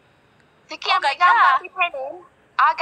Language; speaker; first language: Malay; non-native, learner; Vietnamese